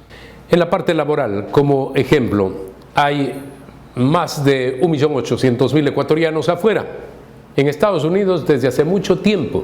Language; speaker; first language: Spanish; native; Spanish